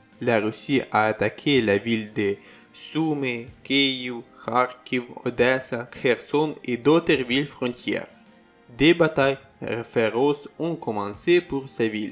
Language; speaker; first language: French; non-native, learner; Ukrainian